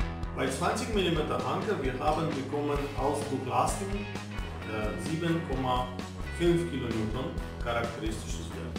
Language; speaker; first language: German; non-native, learner; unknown